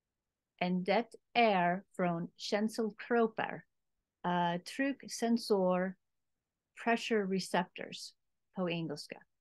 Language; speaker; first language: Swedish; non-native, learner; English